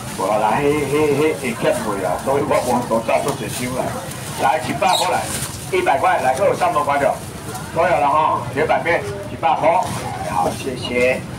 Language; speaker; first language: Chinese; native; Chinese